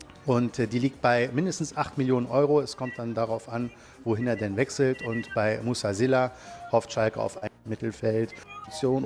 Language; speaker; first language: German; native; German